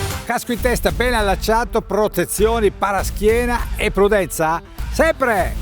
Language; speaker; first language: Italian; native; Italian